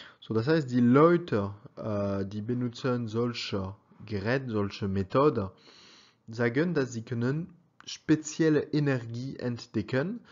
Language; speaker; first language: German; non-native, learner; French